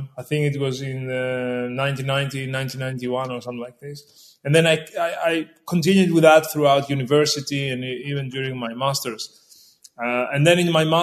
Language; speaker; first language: English; non-native, fluent; Greek